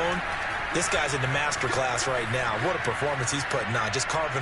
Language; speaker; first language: English; native; English